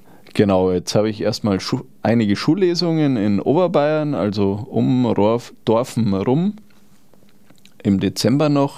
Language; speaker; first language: German; native; German